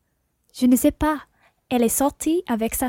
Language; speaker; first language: French; non-native, learner; English